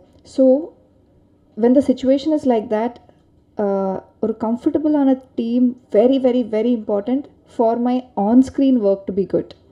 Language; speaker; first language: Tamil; non-native, learner; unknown